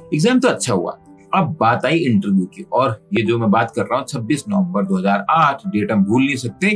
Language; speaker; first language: Hindi; native; Hindi